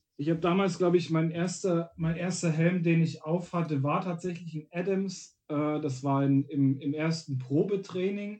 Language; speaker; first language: German; native; German